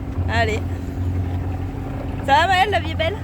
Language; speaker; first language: French; native; French